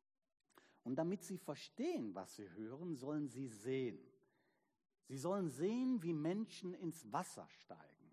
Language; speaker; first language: German; native; German